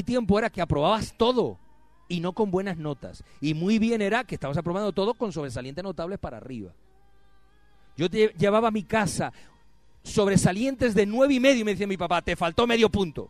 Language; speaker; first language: Spanish; native; Spanish